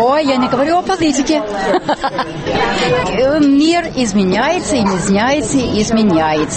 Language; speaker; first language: Russian; non-native, learner; English